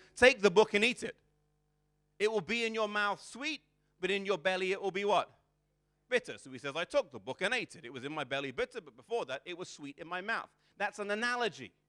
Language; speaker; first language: English; native; English